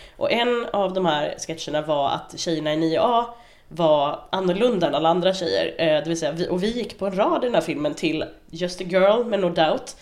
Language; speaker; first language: Swedish; native; Swedish